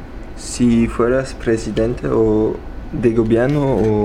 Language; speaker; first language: Spanish; non-native, learner; German